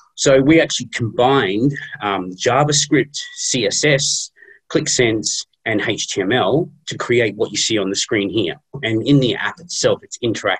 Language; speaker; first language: English; native; English